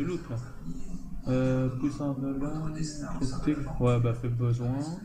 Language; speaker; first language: French; native; French